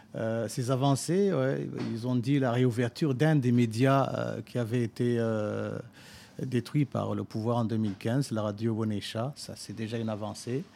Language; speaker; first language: French; non-native, local second language; Rundi